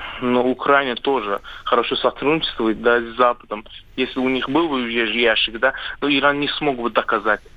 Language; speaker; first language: Russian; non-native, learner; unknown